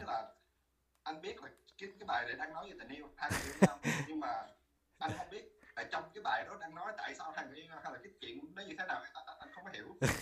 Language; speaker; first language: Vietnamese; early bilingual, heritage; Vietnamese